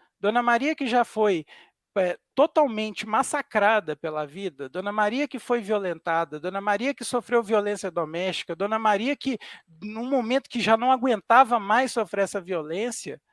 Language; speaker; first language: Portuguese; native; Portuguese